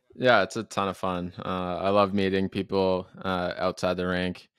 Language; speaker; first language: English; native; English